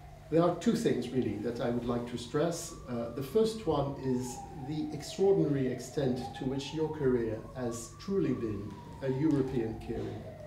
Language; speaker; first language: English; non-native, fluent; French